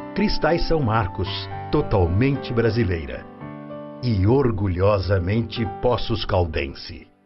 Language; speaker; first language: Portuguese; native; Portuguese